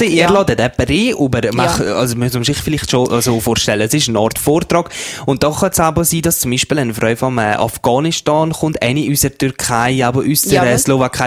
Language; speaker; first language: German; native; German